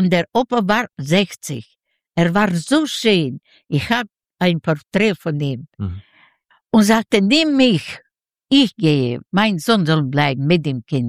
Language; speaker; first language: German; non-native, learner; Yiddish